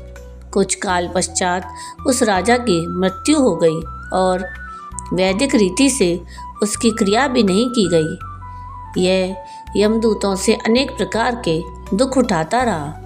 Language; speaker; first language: Hindi; native; Hindi